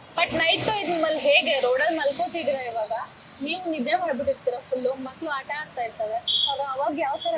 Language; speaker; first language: Kannada; native; Kannada